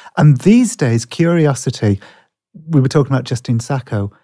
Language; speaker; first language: English; native; English